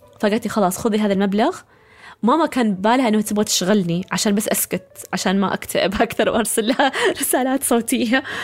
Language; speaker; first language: Arabic; early bilingual, heritage; Arabic